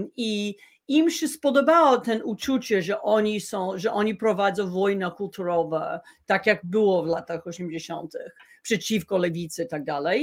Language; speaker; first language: Polish; non-native, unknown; English